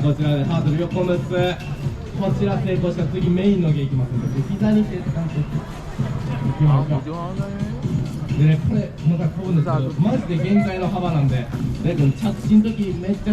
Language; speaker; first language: Japanese; native; Japanese